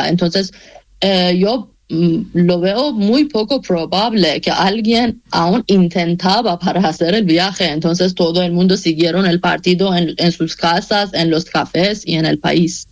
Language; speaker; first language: Spanish; non-native, fluent; Persian